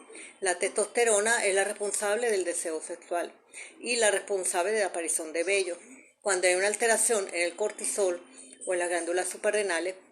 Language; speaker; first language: Spanish; native; Spanish